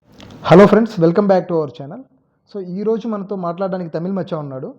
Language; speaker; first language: Telugu; native; Telugu